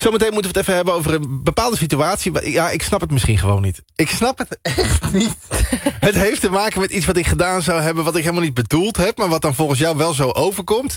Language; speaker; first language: Dutch; native; Dutch